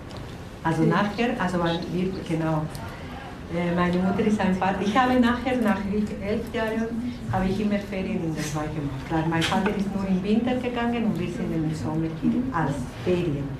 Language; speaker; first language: German; non-native, learner; Spanish